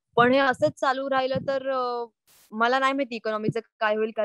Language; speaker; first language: Marathi; native; Marathi